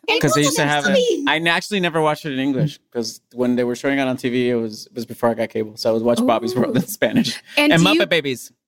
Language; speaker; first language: English; non-native, fluent; Spanish